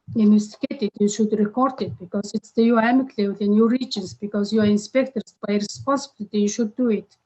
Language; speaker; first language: English; non-native, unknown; Mongolian